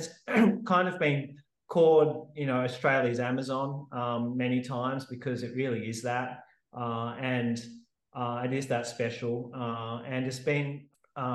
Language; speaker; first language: English; native; English